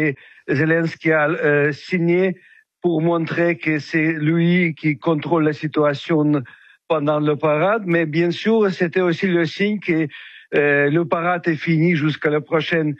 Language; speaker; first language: French; non-native, fluent; Ukrainian